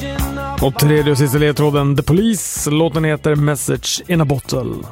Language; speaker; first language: Swedish; native; Swedish